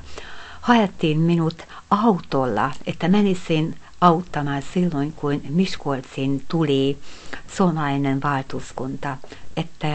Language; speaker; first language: Finnish; non-native, fluent; Hungarian